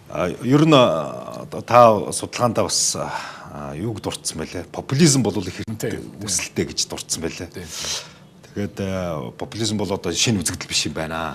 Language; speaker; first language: Mongolian; native; Mongolian